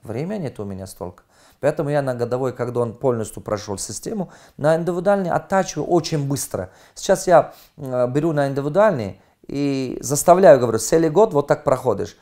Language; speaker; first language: Russian; non-native, fluent; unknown